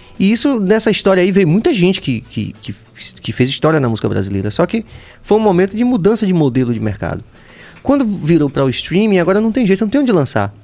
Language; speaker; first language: Portuguese; native; Portuguese